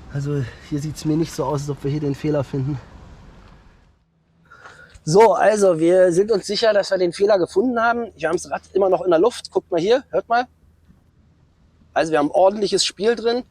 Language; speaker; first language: German; native; German